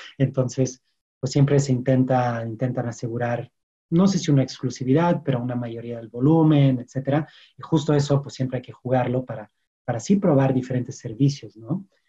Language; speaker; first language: Spanish; non-native, fluent; French